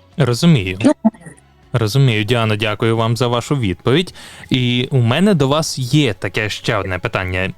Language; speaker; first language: Ukrainian; native; Ukrainian